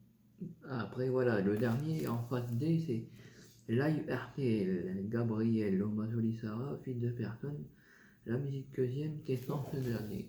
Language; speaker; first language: French; native; French